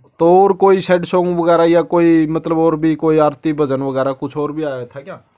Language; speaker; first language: Hindi; native; Hindi